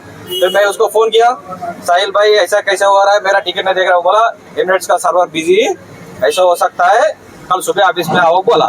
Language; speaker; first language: Hindi; non-native, local second language; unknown